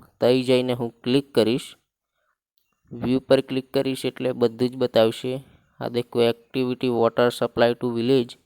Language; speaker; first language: Gujarati; native; Gujarati